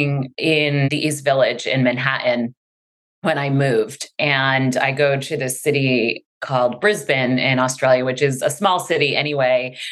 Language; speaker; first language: English; native; English